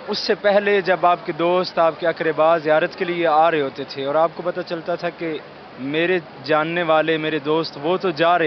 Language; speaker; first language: Urdu; native; Urdu